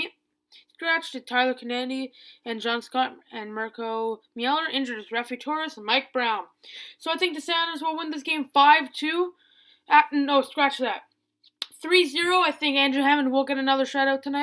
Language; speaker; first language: English; native; English